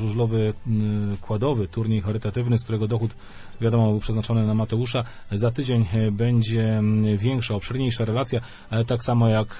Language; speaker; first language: Polish; native; Polish